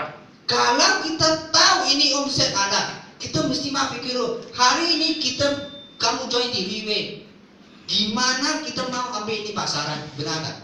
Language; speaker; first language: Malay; non-native, local second language; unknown